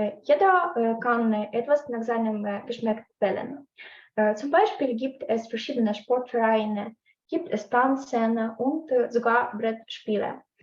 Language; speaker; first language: German; non-native, learner; Ukrainian